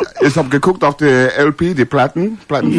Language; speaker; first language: German; non-native, learner; English